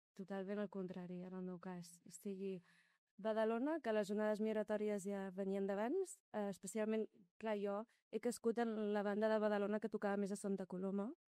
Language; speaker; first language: Catalan; non-native, local second language; Arabic